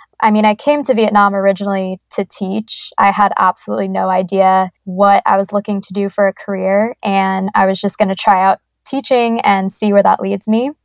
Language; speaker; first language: English; native; English